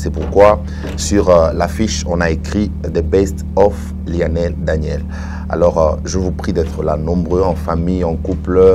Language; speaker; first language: French; non-native, local second language; Swahili